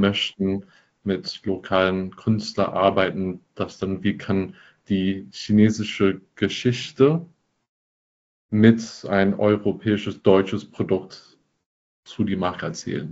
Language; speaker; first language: German; non-native, fluent; English